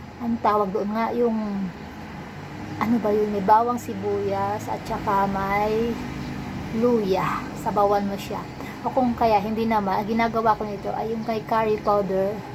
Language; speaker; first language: Filipino; non-native, local second language; Bikol